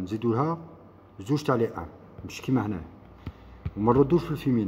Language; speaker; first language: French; non-native, local second language; Arabic